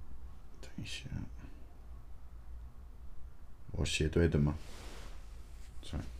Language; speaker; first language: Chinese; non-native, learner; English